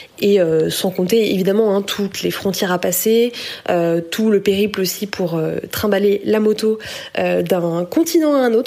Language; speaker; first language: French; native; French